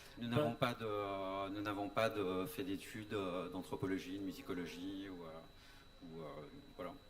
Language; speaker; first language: French; native; French